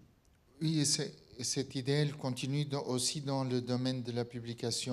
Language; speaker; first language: French; non-native, fluent; Portuguese